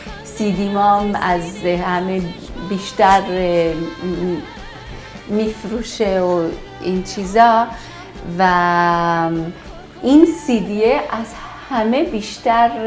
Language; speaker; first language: Persian; early bilingual, heritage; Persian